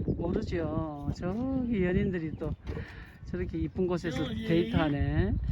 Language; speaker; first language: Korean; native; Korean